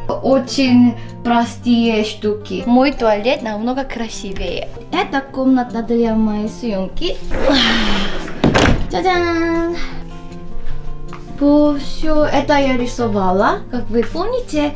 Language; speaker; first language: Russian; non-native, learner; Korean